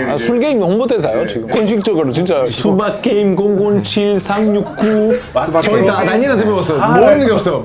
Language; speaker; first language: Korean; non-native, fluent; Italian